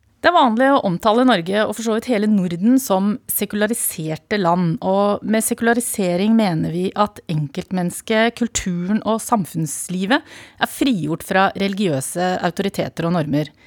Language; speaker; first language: Norwegian; native; Norwegian